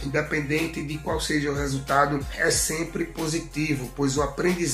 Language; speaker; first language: Portuguese; native; Portuguese